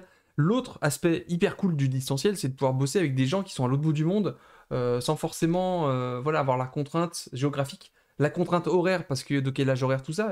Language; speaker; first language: French; native; French